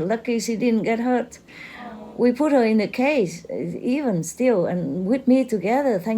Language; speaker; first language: English; non-native, fluent; Vietnamese